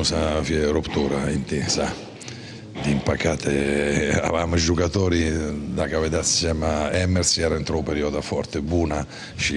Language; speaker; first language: Romanian; non-native, fluent; Italian